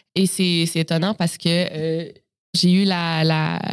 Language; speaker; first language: French; native; French